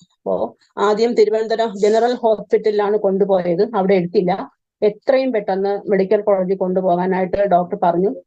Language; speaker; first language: Malayalam; native; Malayalam